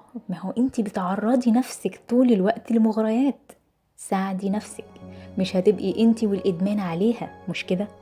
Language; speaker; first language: Arabic; native; Arabic